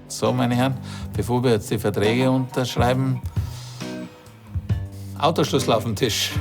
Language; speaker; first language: German; native; German